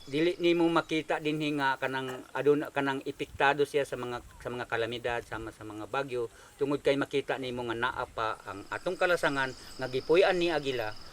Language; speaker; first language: Cebuano; non-native, local second language; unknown